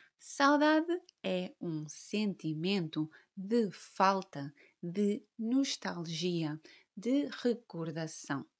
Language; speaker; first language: Portuguese; native; Portuguese